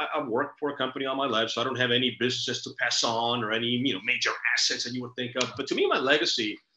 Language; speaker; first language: English; early bilingual, other home language; Spanish